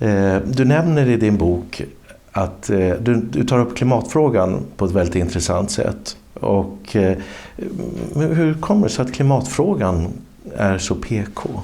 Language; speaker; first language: Swedish; native; Swedish